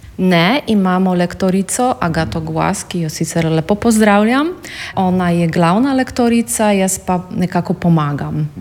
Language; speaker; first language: Slovenian; non-native, fluent; Polish